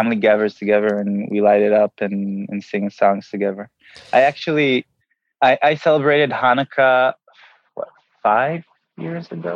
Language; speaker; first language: English; non-native, fluent; Hebrew